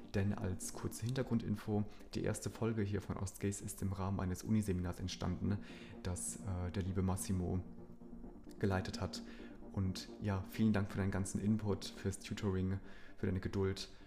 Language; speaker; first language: German; early bilingual, other home language; Polish